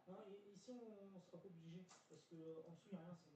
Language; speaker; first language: French; native; French